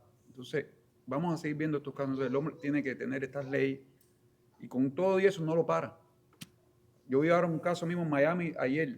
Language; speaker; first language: Spanish; native; Spanish